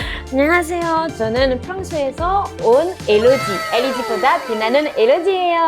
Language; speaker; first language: Korean; non-native, fluent; French